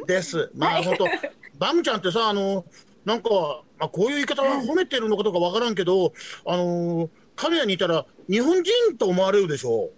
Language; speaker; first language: Japanese; native; Japanese